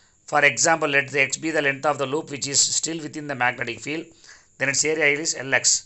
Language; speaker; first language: English; non-native, local second language; Tamil